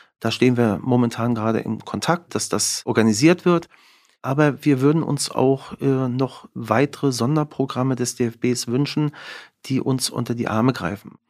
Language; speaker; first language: German; native; German